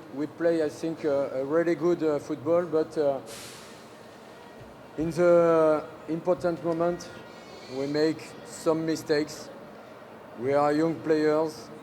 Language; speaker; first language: English; non-native, learner; French